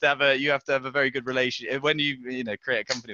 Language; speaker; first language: English; native; English